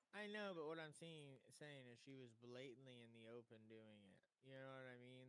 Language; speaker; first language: English; native; English